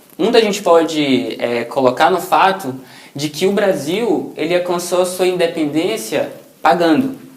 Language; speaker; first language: Portuguese; native; Portuguese